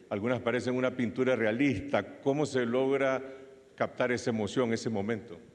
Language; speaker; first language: Spanish; native; Spanish